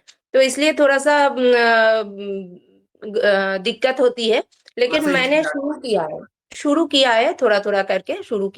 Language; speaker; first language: Hindi; non-native, local second language; Bangla